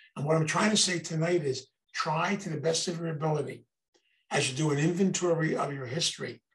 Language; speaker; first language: English; native; English